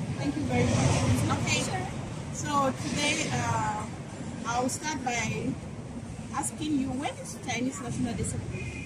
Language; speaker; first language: English; non-native, learner; Chinese